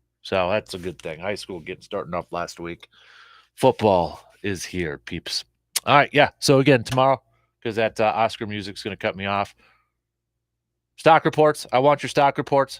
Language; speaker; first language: English; native; English